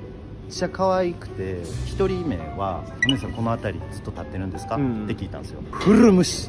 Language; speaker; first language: Japanese; native; Japanese